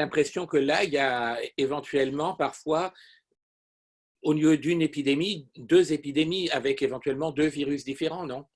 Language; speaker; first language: French; native; French